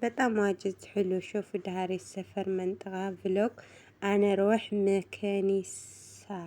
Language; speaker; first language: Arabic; non-native, learner; Amharic